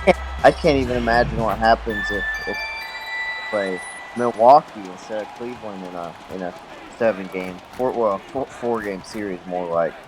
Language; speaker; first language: English; native; English